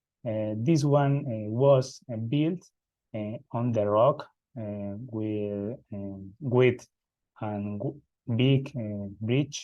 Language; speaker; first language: English; non-native, learner; Spanish